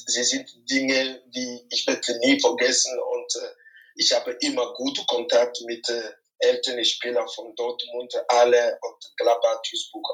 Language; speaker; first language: German; non-native, fluent; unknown